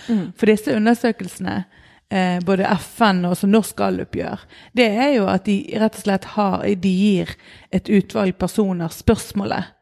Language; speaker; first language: Norwegian; native; Norwegian